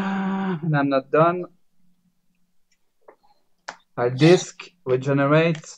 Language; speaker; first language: English; non-native, learner; Spanish